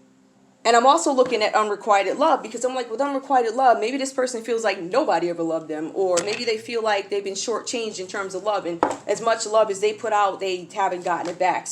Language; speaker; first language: English; native; English